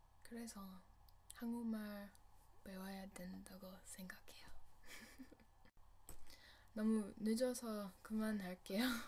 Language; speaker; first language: Korean; non-native, learner; English